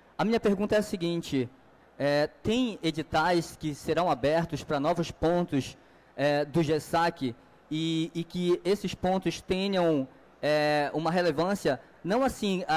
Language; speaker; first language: Portuguese; native; Portuguese